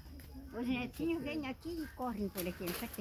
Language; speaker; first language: Portuguese; native; Portuguese